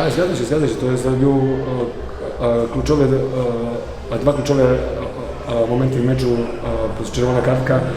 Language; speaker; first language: Polish; non-native, fluent; Serbian